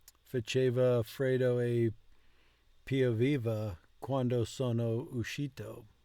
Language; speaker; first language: Italian; non-native, learner; English